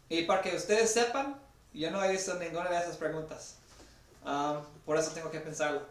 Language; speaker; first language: Spanish; non-native, fluent; English